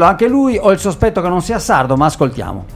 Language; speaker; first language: Italian; native; Italian